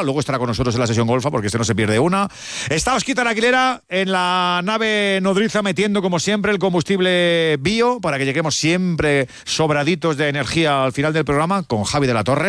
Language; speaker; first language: Spanish; native; Spanish